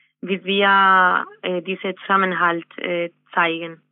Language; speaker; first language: German; non-native, fluent; Spanish